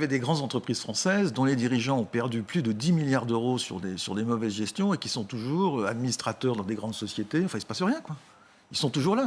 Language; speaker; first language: French; native; French